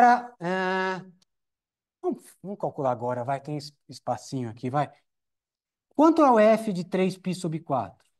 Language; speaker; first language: Portuguese; native; Portuguese